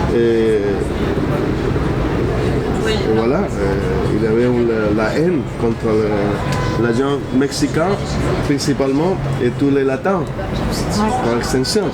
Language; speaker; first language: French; non-native, fluent; Spanish